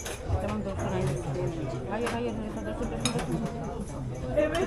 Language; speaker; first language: Turkish; non-native, learner; Filipino